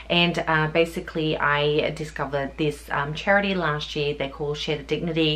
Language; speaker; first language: English; native; English